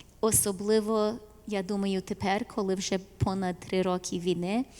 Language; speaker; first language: Ukrainian; early bilingual, heritage; Ukrainian